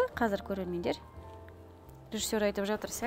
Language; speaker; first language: Kazakh; native; Kazakh